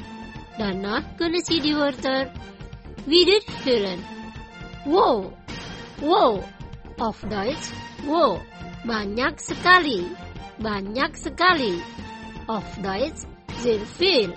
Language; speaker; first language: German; non-native, fluent; Indonesian